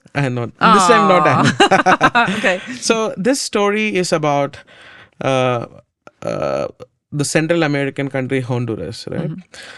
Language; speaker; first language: English; non-native, local second language; Malayalam